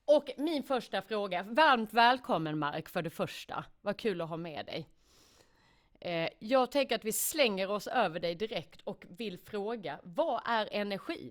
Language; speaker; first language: Swedish; native; Swedish